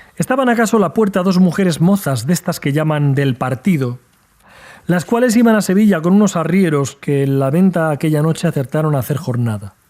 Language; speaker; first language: Spanish; native; Spanish